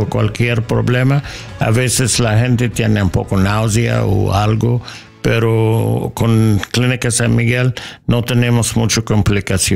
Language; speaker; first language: Spanish; non-native, learner; English